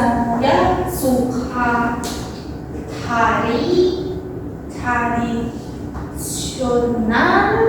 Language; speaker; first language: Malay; non-native, learner; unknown